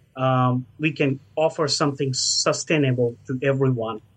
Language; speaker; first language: English; non-native, local second language; Hindi